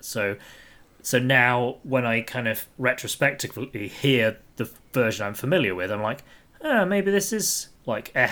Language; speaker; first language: English; native; English